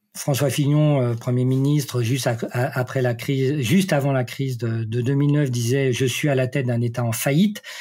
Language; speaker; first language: French; native; French